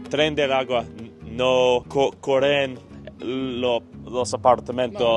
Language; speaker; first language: Spanish; non-native, learner; English